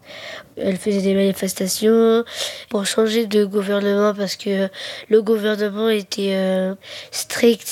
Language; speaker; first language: French; early bilingual, other home language; Arabic